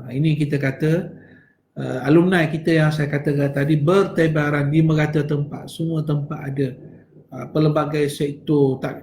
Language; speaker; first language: Malay; native; Malay